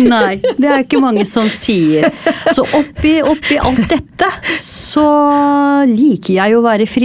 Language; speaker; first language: Norwegian; non-native, fluent; Turkish